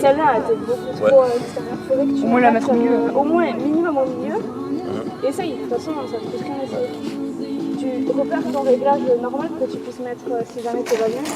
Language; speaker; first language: French; native; French